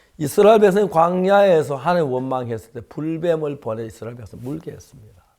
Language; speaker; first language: Korean; native; Korean